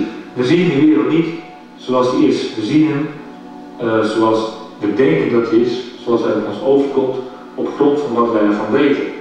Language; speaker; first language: Dutch; native; Dutch